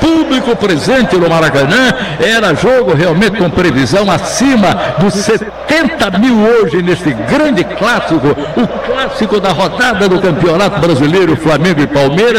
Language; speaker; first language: Portuguese; native; Portuguese